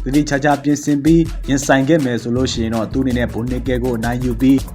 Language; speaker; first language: Burmese; native; Burmese